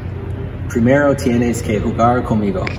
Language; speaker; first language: Spanish; non-native, learner; English